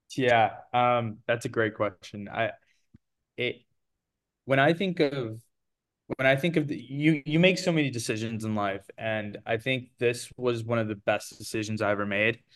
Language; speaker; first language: English; early bilingual, other home language; Portuguese